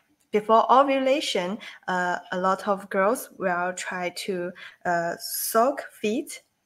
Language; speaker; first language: English; non-native, learner; Chinese